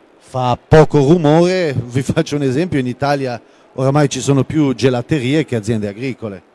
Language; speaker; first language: Italian; non-native, local second language; German